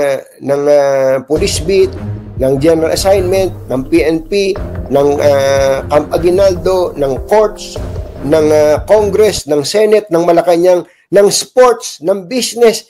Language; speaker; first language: Filipino; native; Filipino